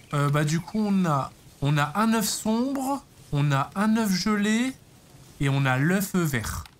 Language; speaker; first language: French; native; French